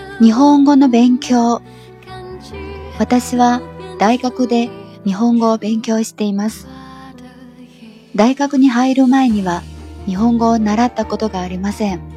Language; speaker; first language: Japanese; non-native, fluent; Chinese